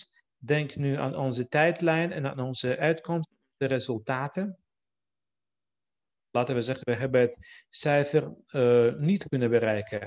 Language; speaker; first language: Dutch; non-native, fluent; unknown